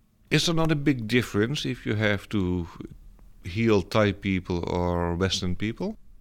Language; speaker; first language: English; non-native, fluent; Dutch